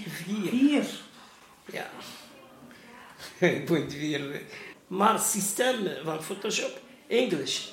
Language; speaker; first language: Dutch; non-native, learner; Arabic